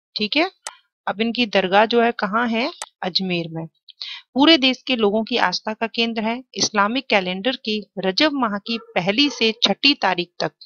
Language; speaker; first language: Hindi; native; Hindi